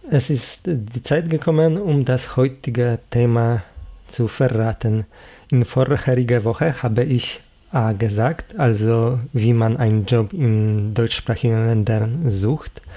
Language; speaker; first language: German; non-native, fluent; Polish